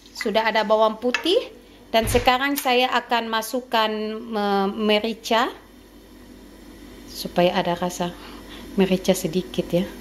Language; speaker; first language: Indonesian; non-native, local second language; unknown